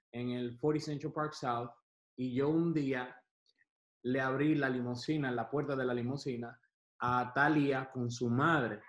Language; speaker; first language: Spanish; native; Spanish